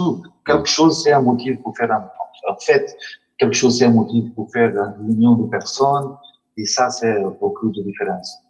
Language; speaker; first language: French; non-native, learner; Portuguese